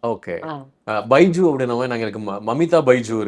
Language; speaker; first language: Tamil; native; Tamil